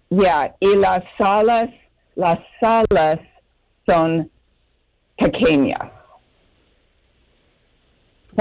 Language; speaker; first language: Spanish; non-native, learner; English